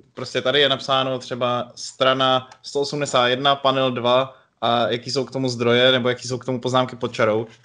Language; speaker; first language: Czech; native; Czech